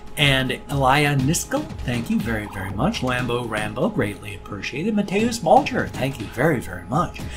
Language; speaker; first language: English; native; English